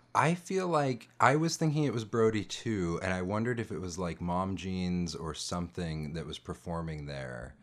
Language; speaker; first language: English; native; English